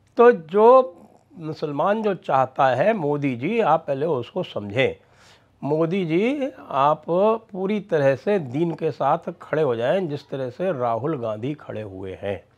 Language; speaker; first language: Hindi; native; Hindi